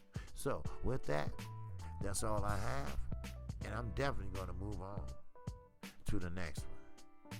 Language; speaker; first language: English; native; English